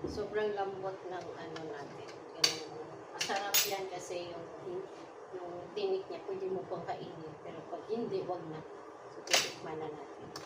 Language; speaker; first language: Filipino; non-native, local second language; Cebuano